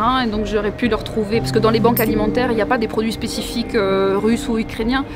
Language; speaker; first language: French; native; French